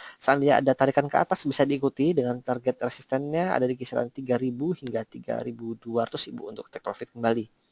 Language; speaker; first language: Indonesian; native; Indonesian